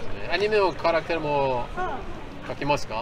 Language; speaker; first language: Japanese; non-native, learner; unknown